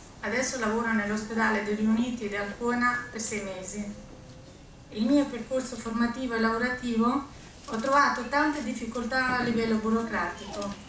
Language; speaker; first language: Italian; non-native, fluent; Albanian